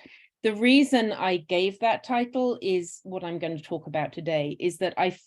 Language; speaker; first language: English; native; English